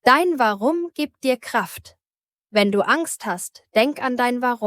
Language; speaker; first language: German; native; German